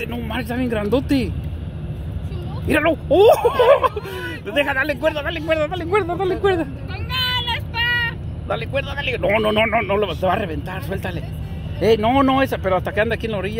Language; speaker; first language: Spanish; native; Spanish